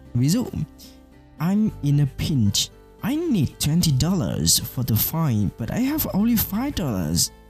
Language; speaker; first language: English; non-native, fluent; Vietnamese